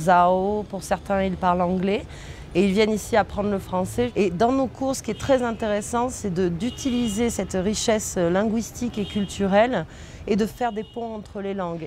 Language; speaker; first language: French; native; French